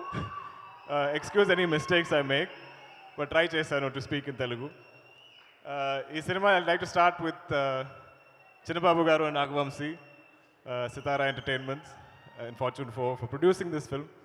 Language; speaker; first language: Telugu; non-native, learner; Malayalam